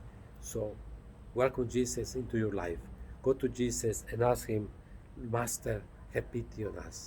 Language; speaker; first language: English; non-native, fluent; Spanish